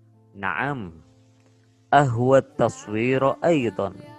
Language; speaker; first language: Arabic; non-native, fluent; Indonesian